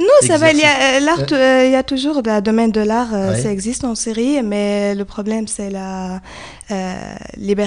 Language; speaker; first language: French; non-native, learner; Arabic